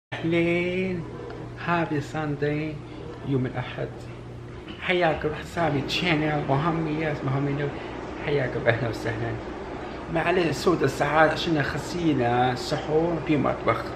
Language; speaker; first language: Arabic; non-native, learner; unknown